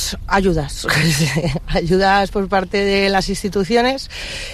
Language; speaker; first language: Spanish; native; Spanish